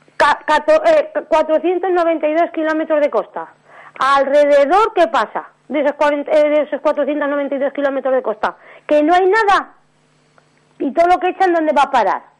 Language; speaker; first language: Spanish; native; Spanish